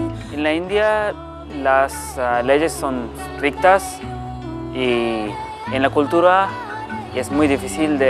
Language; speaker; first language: Spanish; non-native, learner; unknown